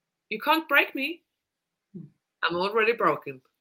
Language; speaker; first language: English; non-native, fluent; Swedish